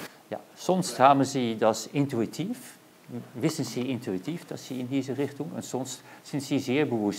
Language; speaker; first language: German; non-native, learner; Dutch